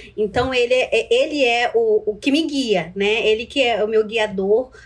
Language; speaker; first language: Portuguese; non-native, local second language; Ticuna